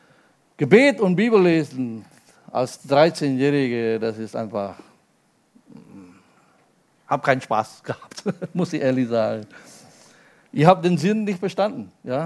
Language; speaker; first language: German; non-native, fluent; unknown